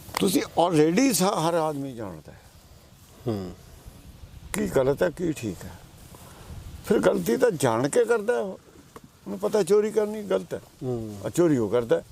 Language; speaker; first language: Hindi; non-native, local second language; Punjabi